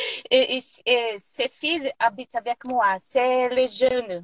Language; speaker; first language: French; non-native, learner; Portuguese